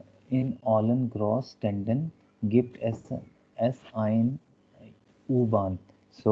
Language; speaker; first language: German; non-native, learner; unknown